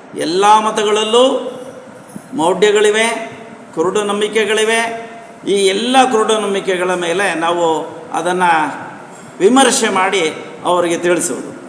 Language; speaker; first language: Kannada; non-native, local second language; Telugu